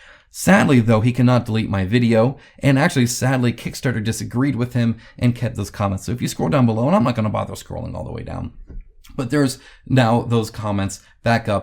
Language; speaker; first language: English; native; English